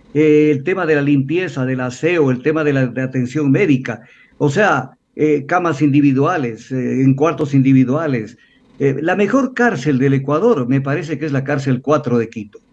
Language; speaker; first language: Spanish; native; Spanish